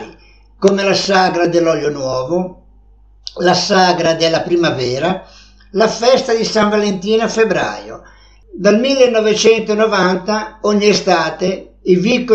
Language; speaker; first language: Italian; native; Italian